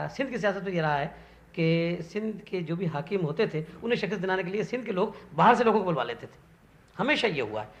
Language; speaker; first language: Urdu; non-native, local second language; Sindhi